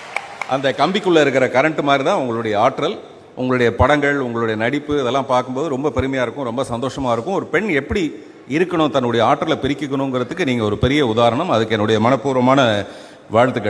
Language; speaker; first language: Tamil; native; Tamil